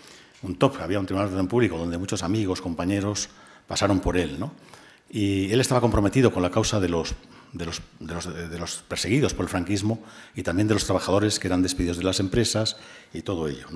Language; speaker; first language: Spanish; native; Spanish